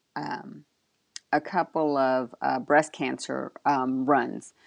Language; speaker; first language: English; early bilingual, other home language; Spanish